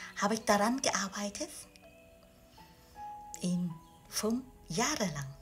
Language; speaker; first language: German; non-native, learner; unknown